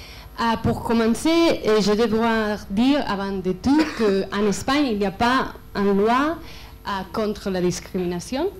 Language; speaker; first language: French; non-native, fluent; Spanish